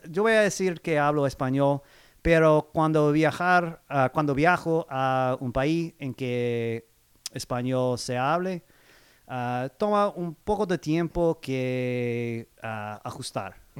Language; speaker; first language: Spanish; non-native, fluent; English